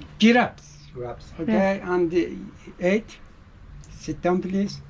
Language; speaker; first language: English; non-native, learner; Azerbaijani